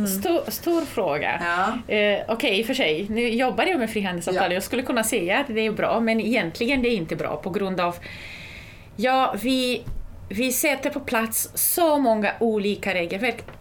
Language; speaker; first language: Swedish; non-native, fluent; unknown